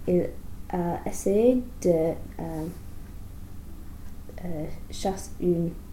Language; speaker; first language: French; non-native, learner; English